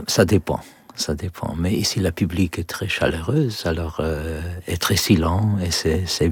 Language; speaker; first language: French; non-native, learner; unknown